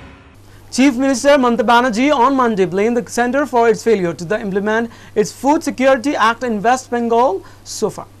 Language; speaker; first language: English; non-native, local second language; Urdu